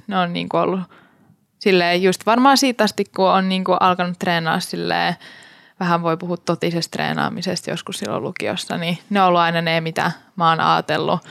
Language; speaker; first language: Finnish; native; Finnish